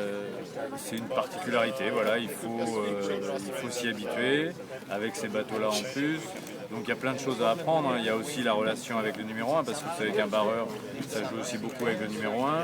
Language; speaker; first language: French; native; French